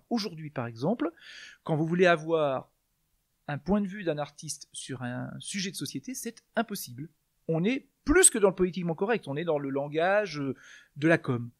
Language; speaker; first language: French; native; French